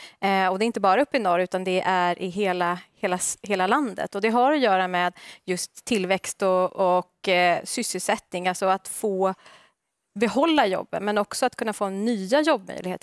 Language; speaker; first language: Swedish; native; Swedish